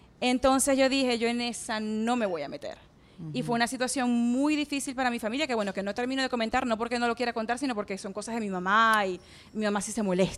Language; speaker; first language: Spanish; native; Spanish